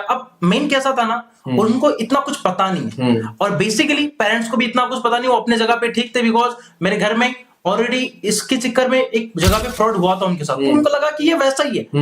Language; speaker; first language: Hindi; non-native, local second language; Marathi